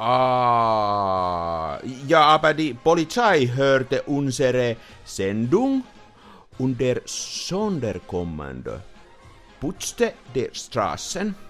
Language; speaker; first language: German; non-native, learner; Finnish